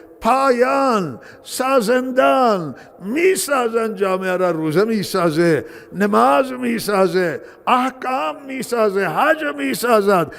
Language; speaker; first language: Persian; non-native, local second language; Baluchi